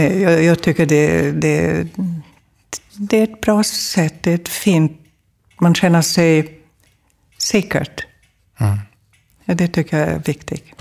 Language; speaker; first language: Swedish; non-native, fluent; German